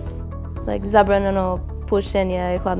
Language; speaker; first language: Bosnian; non-native, learner; English